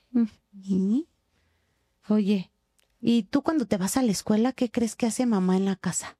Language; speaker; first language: Spanish; native; Spanish